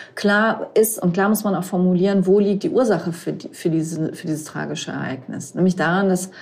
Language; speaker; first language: German; native; German